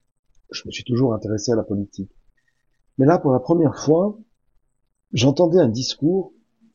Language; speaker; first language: French; native; French